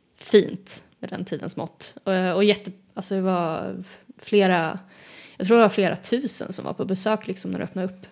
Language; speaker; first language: Swedish; native; Swedish